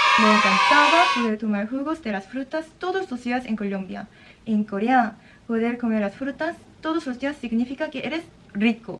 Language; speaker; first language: Spanish; non-native, fluent; Korean